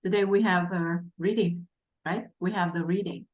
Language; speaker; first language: English; non-native, fluent; Vietnamese